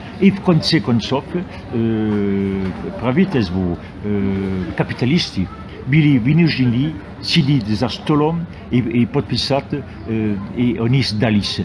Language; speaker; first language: Russian; non-native, fluent; French